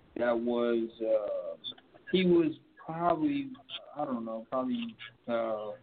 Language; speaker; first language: English; native; English